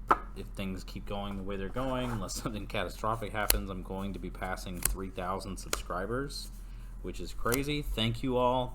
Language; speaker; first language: English; native; English